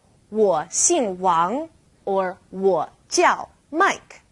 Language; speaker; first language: Chinese; non-native, fluent; English